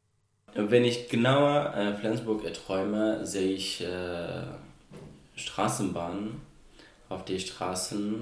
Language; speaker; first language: German; non-native, fluent; Persian